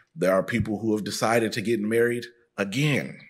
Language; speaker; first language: English; native; English